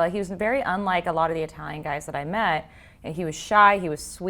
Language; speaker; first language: English; native; English